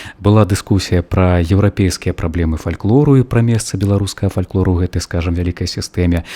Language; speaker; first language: Belarusian; native; Belarusian